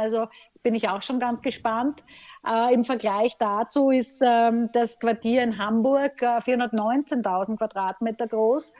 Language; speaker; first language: German; native; German